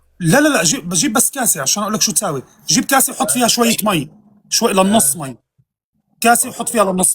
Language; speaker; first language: Arabic; native; Arabic